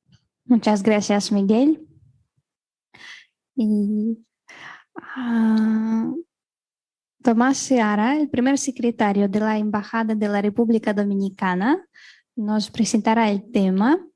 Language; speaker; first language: Spanish; non-native, fluent; Russian